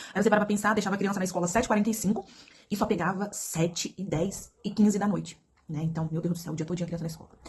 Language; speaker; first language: Portuguese; native; Portuguese